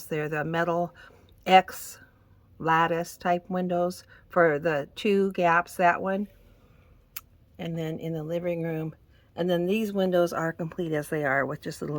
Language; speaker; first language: English; native; English